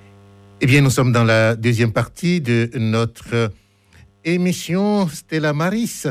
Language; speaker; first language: French; native; French